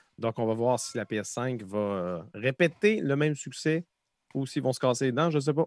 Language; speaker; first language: French; native; French